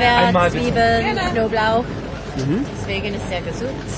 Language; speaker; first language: German; non-native, learner; Korean